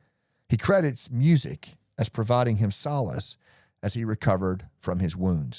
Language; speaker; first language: English; native; English